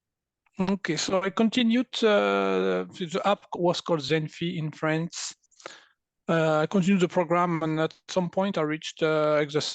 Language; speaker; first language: English; non-native, fluent; French